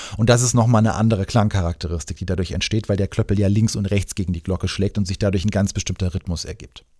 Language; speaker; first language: German; native; German